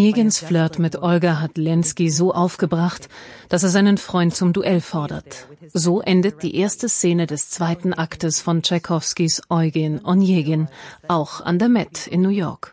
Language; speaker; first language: German; native; German